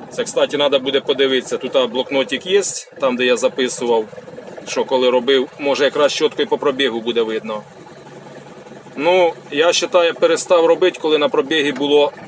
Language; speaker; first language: Ukrainian; non-native, local second language; Russian